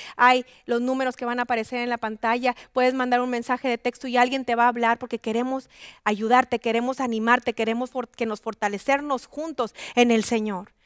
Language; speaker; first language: Spanish; native; Spanish